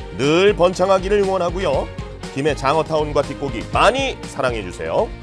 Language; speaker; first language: Korean; native; Korean